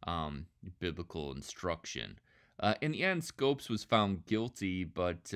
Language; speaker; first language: English; native; English